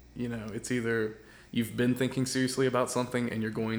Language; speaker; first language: English; native; English